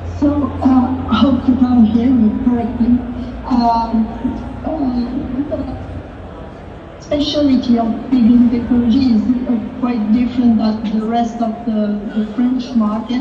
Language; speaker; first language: English; non-native, learner; French